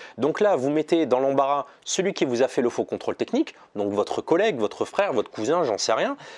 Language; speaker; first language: French; native; French